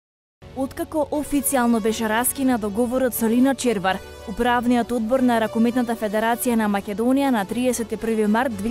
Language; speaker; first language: Macedonian; native; Macedonian